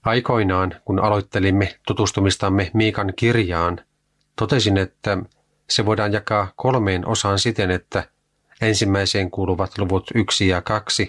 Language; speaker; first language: Finnish; native; Finnish